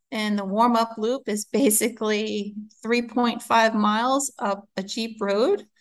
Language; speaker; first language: English; native; English